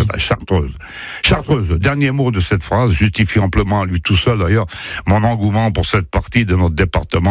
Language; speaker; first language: French; native; French